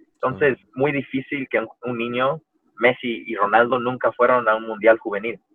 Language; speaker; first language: Spanish; early bilingual, heritage; Spanish